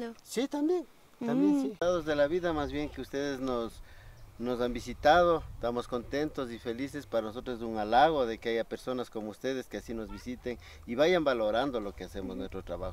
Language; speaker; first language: Spanish; native; Spanish